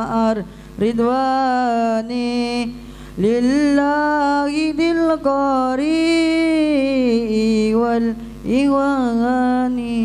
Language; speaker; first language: Arabic; non-native, learner; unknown